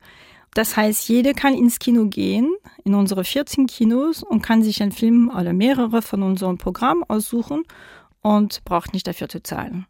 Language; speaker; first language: German; non-native, fluent; French